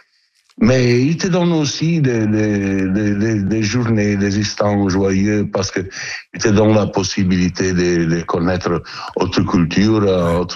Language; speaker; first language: French; non-native, fluent; Italian